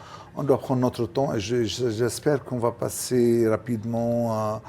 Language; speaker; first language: French; non-native, local second language; Arabic